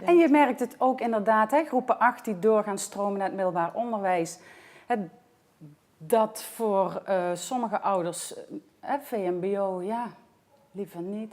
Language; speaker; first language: Dutch; native; Dutch